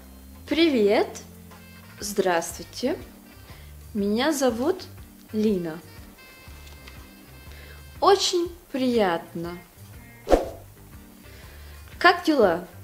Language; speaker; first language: Russian; non-native, learner; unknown